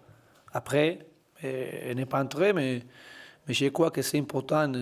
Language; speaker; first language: French; non-native, learner; Spanish